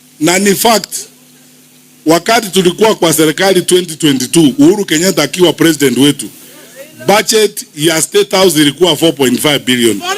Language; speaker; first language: Swahili; non-native, local second language; Gusii